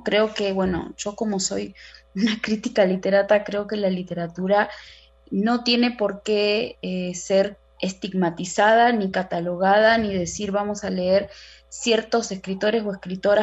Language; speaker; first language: Spanish; native; Spanish